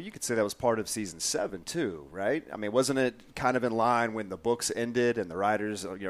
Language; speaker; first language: English; native; English